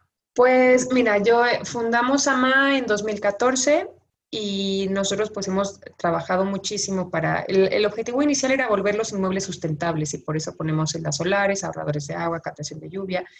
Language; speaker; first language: Spanish; native; Spanish